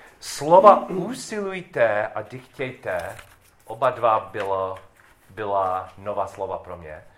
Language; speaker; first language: Czech; non-native, learner; English